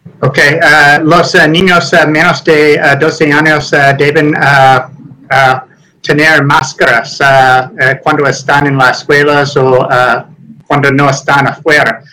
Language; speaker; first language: Spanish; non-native, learner; English